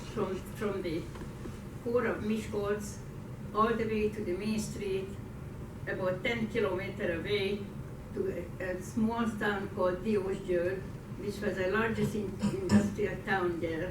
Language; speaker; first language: English; non-native, fluent; Hungarian